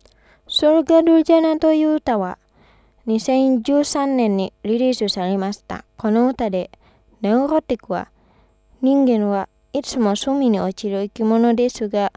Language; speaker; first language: Japanese; non-native, fluent; Indonesian